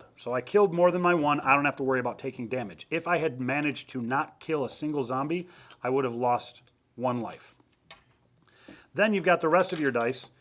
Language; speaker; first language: English; native; English